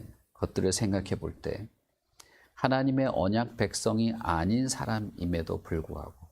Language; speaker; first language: Korean; native; Korean